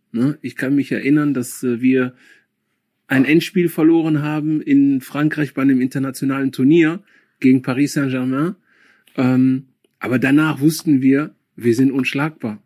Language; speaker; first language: German; early bilingual, other home language; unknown